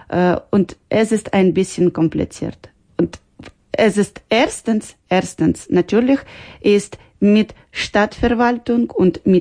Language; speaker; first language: German; non-native, learner; Ukrainian